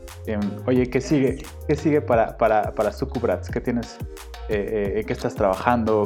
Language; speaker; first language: Spanish; native; Spanish